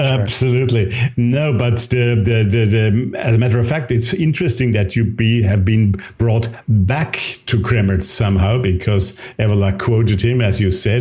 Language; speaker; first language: English; non-native, fluent; German